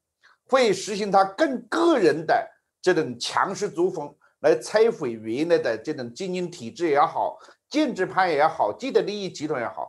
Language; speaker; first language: Chinese; native; Chinese